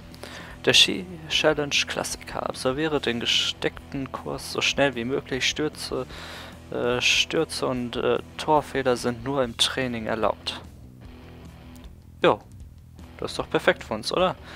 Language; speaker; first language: German; native; German